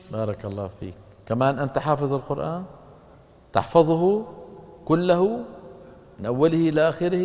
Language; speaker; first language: Arabic; native; Arabic